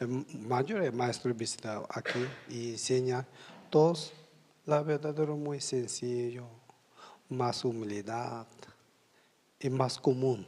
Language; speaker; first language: Spanish; non-native, learner; Tibetan